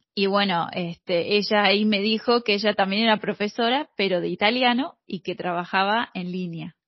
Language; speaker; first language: Spanish; native; Spanish